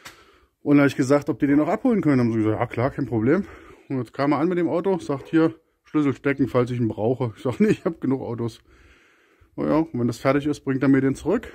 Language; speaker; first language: German; native; German